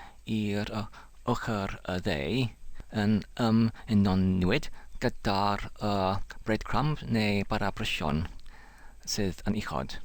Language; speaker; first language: Welsh; non-native, learner; English